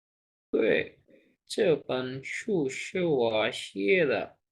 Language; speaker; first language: Chinese; non-native, learner; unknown